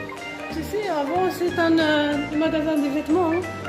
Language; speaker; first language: French; non-native, local second language; Arabic